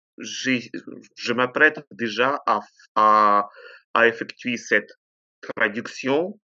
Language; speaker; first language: French; non-native, fluent; Ukrainian